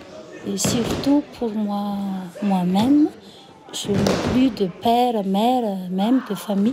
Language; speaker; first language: French; non-native, local second language; Malagasy